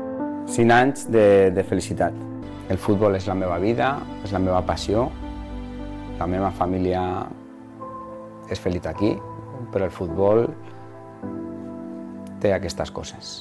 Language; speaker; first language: Catalan; non-native, learner; Spanish